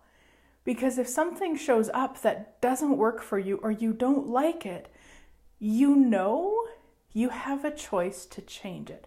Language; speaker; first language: English; native; English